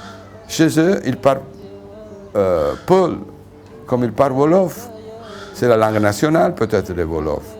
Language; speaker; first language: French; non-native, fluent; Italian